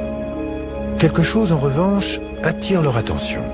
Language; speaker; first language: French; native; French